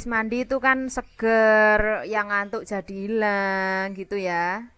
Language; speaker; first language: Indonesian; native; Indonesian